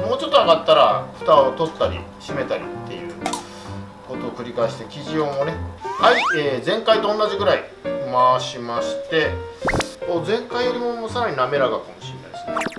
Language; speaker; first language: Japanese; native; Japanese